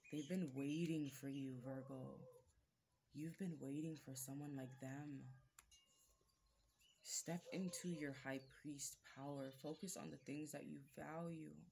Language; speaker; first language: English; native; English